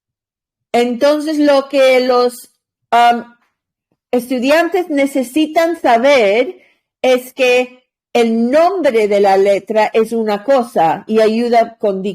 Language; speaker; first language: Spanish; non-native, learner; English